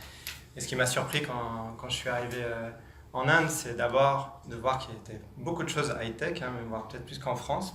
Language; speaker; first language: French; native; French